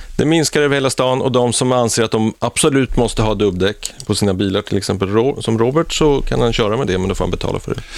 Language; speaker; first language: Swedish; native; Swedish